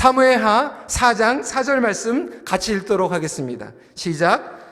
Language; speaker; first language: Korean; native; Korean